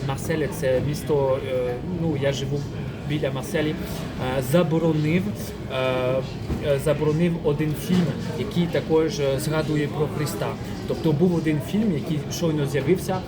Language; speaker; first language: Ukrainian; non-native, fluent; French